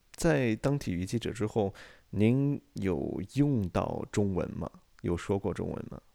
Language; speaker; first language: Chinese; native; Chinese